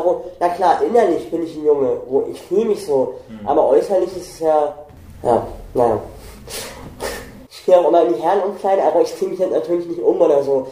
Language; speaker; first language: German; native; German